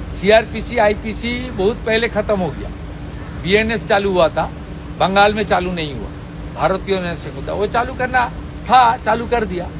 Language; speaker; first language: Hindi; non-native, local second language; Bangla